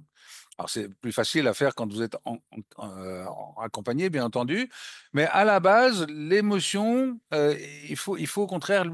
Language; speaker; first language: French; native; French